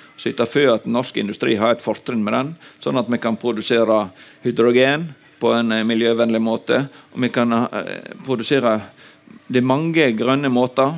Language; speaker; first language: Norwegian; native; Norwegian